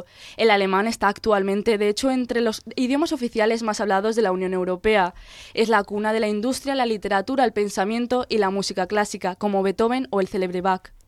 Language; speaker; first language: Spanish; native; Spanish